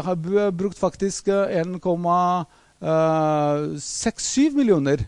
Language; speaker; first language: Norwegian; non-native, fluent; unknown